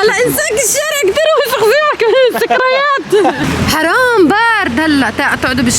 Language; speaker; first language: Arabic; native; Arabic